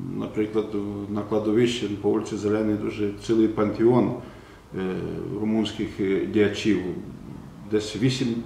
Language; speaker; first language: Ukrainian; non-native, local second language; Romanian